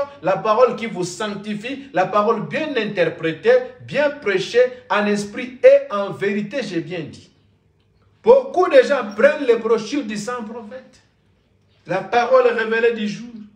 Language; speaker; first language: French; non-native, local second language; Lingala